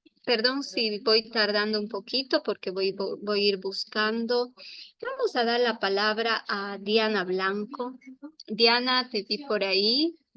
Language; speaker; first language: Spanish; native; Spanish